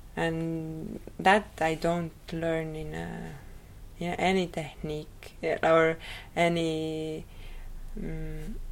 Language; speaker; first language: English; non-native, fluent; Estonian